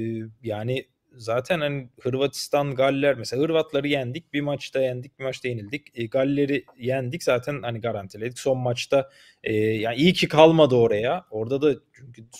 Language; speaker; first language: Turkish; native; Turkish